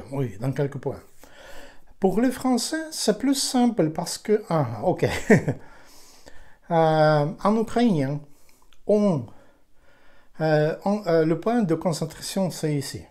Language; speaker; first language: French; non-native, fluent; Ukrainian